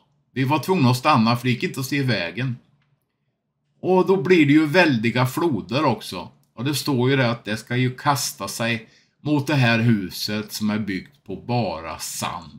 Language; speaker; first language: Swedish; native; Swedish